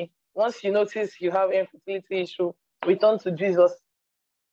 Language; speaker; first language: English; non-native, local second language; Igbo